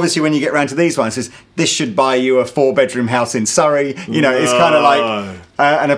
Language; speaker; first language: English; native; English